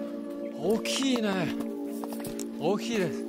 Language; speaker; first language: Japanese; non-native, learner; Chinese